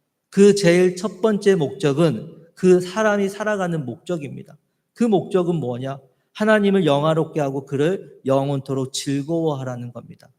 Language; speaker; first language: Korean; native; Korean